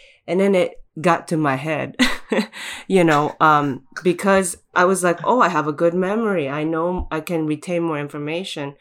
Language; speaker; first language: English; early bilingual, other home language; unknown